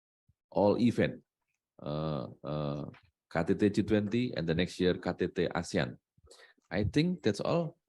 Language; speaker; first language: English; non-native, learner; Indonesian